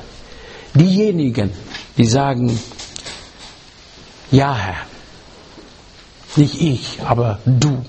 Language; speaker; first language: German; non-native, learner; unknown